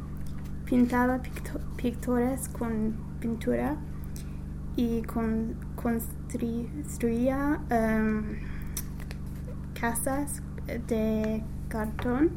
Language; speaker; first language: Spanish; non-native, learner; English